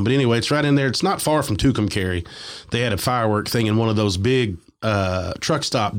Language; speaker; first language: English; native; English